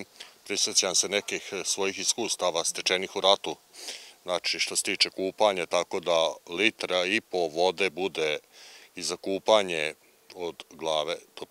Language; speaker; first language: Serbian; native; Serbian